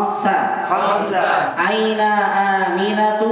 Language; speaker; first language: Arabic; non-native, fluent; Indonesian